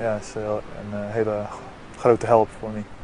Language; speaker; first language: Dutch; early bilingual, heritage; Dutch